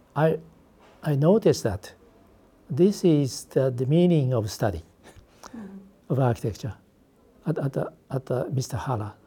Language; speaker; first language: English; non-native, learner; Japanese